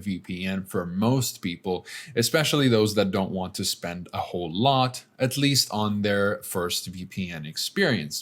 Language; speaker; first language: English; native; English